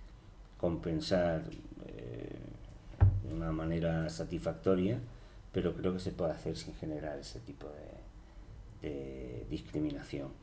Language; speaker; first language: Spanish; native; Spanish